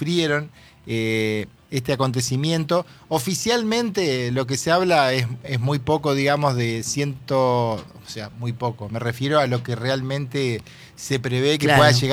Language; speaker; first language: Spanish; native; Spanish